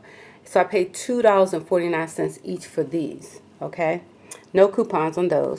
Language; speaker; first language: English; native; English